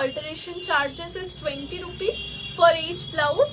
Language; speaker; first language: English; non-native, local second language; Bangla